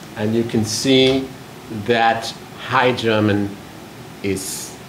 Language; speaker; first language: English; non-native, fluent; German